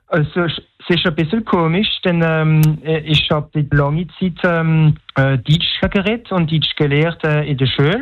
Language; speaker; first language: German; non-native, local second language; French